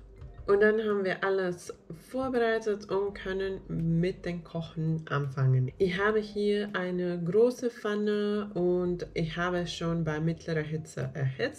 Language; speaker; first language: German; non-native, fluent; Finnish